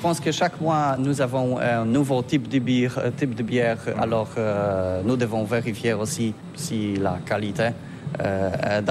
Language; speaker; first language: French; non-native, learner; Polish